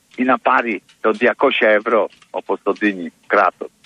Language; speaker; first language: Greek; non-native, fluent; Polish